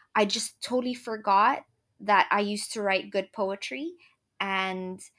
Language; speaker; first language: English; non-native, fluent; Arabic